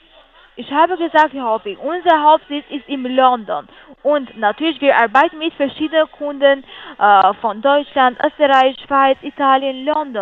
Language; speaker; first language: German; non-native, learner; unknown